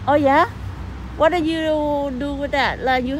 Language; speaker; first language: English; non-native, learner; Vietnamese